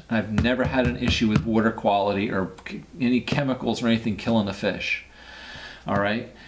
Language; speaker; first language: English; native; English